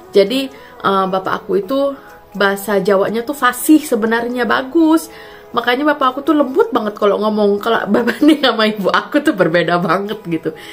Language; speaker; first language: Indonesian; native; Indonesian